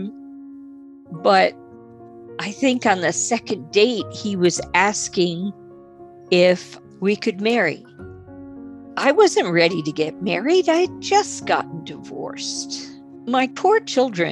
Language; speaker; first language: English; native; English